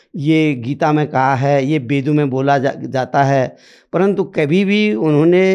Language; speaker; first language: Hindi; native; Hindi